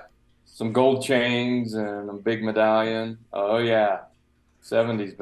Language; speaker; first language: English; native; English